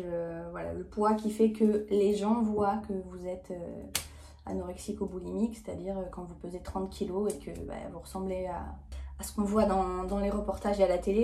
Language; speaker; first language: French; native; French